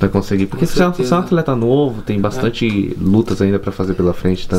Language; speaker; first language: Portuguese; native; Portuguese